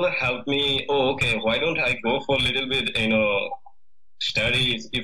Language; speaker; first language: English; non-native, learner; Bangla